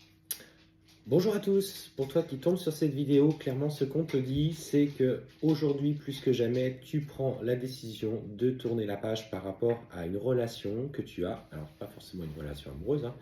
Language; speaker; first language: French; native; French